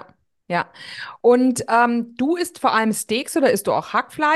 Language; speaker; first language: German; native; German